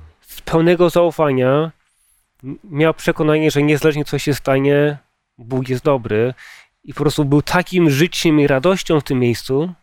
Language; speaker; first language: Polish; early bilingual, heritage; Polish